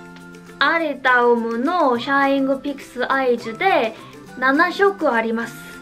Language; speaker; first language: Japanese; non-native, fluent; Korean